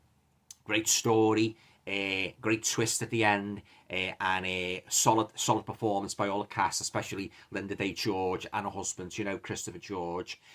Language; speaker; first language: English; native; English